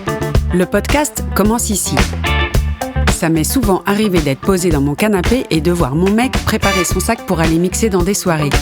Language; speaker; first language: French; native; French